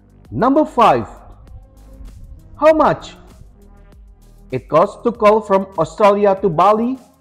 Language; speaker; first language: English; non-native, fluent; Indonesian